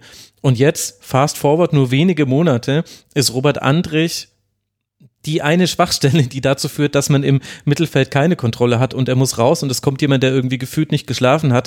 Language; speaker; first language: German; native; German